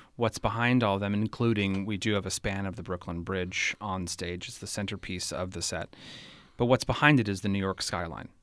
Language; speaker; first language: English; native; English